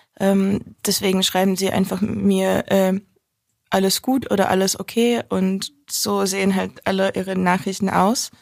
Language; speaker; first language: German; non-native, fluent; Ukrainian